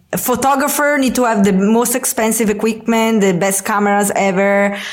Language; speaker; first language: English; non-native, fluent; Italian